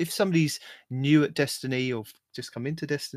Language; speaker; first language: English; native; English